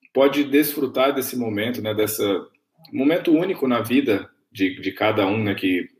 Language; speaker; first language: Portuguese; native; Portuguese